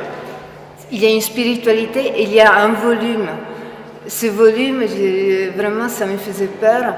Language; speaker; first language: French; non-native, fluent; Italian